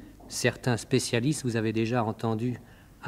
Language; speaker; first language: French; native; French